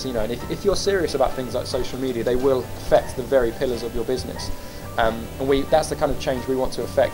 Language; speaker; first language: English; native; English